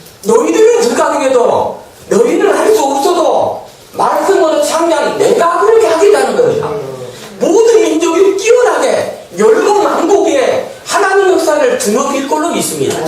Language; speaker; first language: Korean; native; Korean